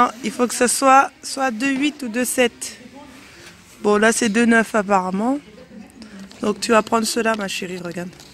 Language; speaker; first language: French; native; French